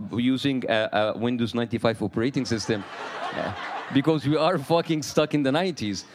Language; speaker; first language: English; non-native, fluent; Arabic